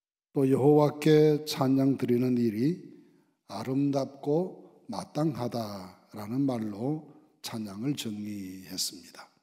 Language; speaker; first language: Korean; native; Korean